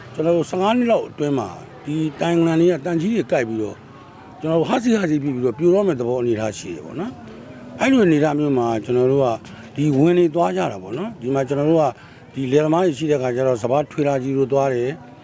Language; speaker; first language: Burmese; native; Burmese